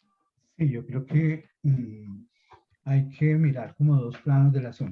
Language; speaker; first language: Spanish; native; Spanish